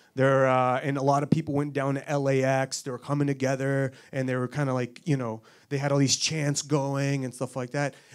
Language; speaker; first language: English; native; English